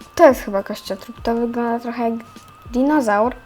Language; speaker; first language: Polish; native; Polish